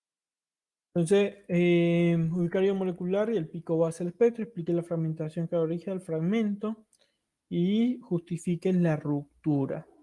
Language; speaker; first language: Spanish; native; Spanish